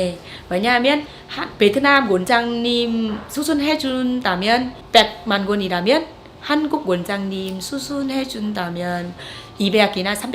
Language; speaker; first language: Korean; non-native, fluent; Vietnamese